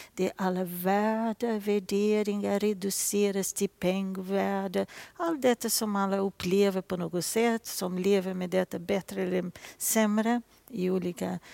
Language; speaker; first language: Swedish; non-native, fluent; Portuguese